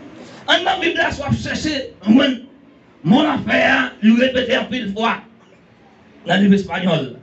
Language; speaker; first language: French; non-native, learner; Haitian Creole